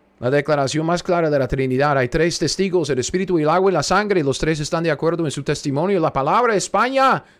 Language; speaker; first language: Spanish; non-native, fluent; English